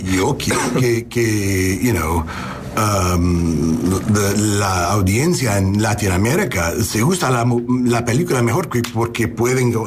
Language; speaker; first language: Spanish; non-native, learner; English